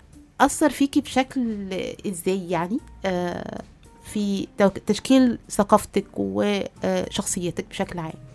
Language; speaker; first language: Arabic; native; Arabic